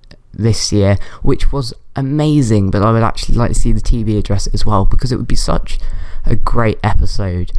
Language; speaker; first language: English; native; English